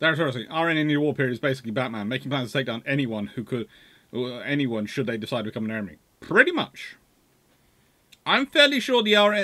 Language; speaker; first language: English; native; English